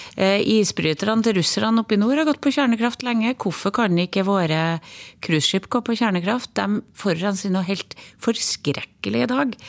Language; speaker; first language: Norwegian; native; Norwegian